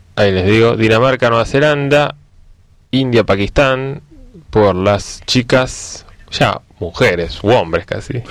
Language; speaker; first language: Spanish; native; Spanish